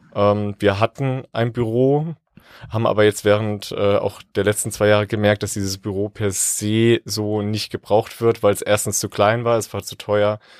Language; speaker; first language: German; native; German